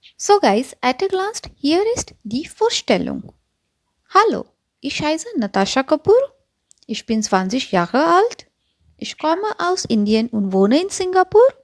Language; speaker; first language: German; non-native, fluent; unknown